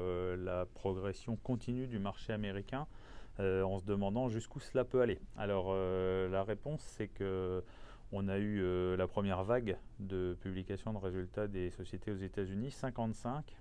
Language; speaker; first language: French; native; French